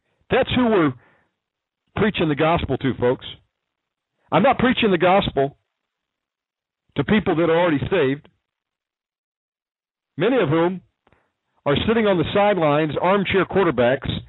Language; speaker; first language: English; native; English